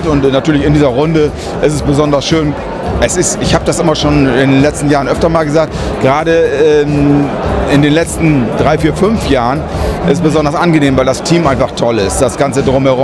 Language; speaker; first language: German; native; German